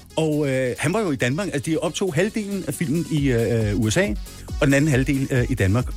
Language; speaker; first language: Danish; native; Danish